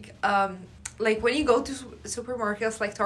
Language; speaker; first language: English; non-native, fluent; Arabic